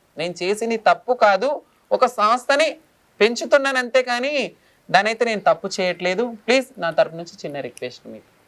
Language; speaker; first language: Telugu; non-native, local second language; Lambadi